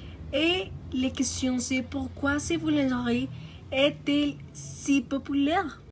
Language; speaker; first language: French; non-native, learner; Spanish